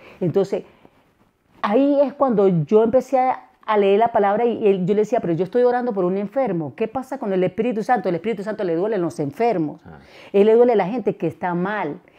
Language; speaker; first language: Spanish; native; Spanish